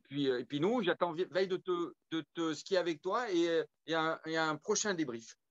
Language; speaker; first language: French; native; French